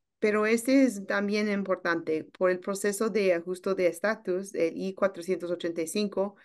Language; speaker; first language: Spanish; non-native, learner; English